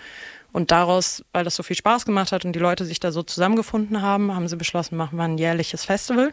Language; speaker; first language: German; native; German